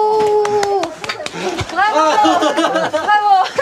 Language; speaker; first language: French; non-native, fluent; Chinese